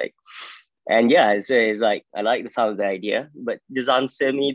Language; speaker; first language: English; non-native, local second language; Malay